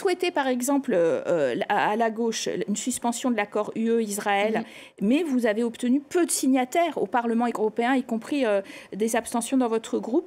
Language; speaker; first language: French; native; French